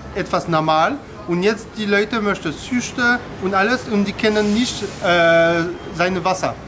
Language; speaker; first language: German; non-native, learner; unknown